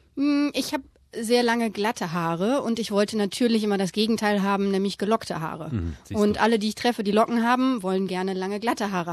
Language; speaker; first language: German; native; German